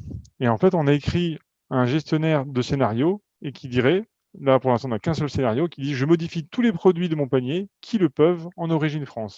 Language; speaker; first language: French; native; French